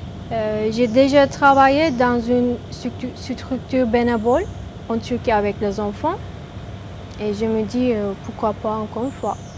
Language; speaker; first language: French; non-native, fluent; Turkish